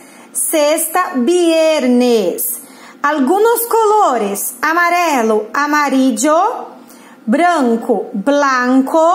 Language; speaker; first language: Spanish; non-native, fluent; Portuguese